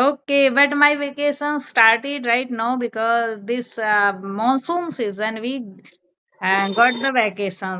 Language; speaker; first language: English; non-native, learner; Hindi